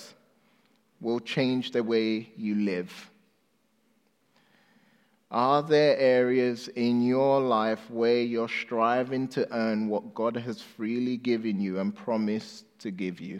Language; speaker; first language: English; non-native, local second language; Akan